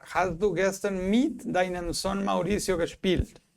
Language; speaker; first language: German; non-native, fluent; Spanish